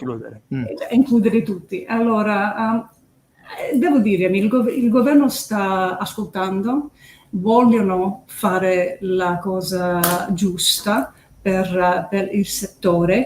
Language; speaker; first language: Italian; early bilingual, heritage; English